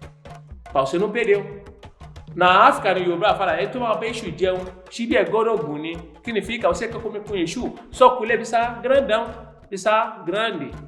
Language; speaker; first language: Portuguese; non-native, learner; Yoruba